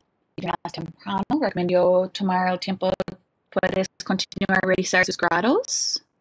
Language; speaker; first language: Spanish; non-native, learner; English